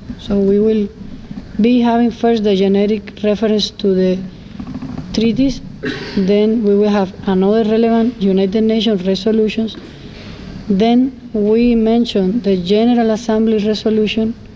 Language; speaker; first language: English; non-native, fluent; Spanish